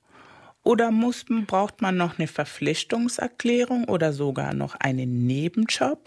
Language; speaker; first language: German; non-native, fluent; Spanish